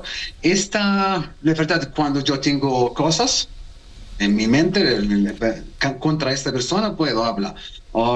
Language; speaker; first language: Spanish; non-native, learner; Arabic